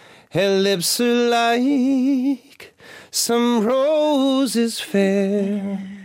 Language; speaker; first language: English; native; English